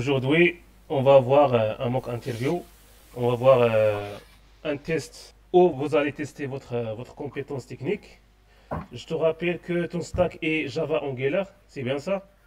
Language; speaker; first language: French; non-native, local second language; Arabic